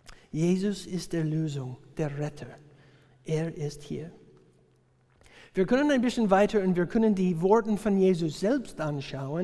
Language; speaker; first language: German; non-native, fluent; English